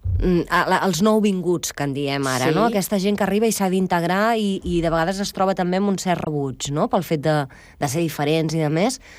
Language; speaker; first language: Catalan; native; Catalan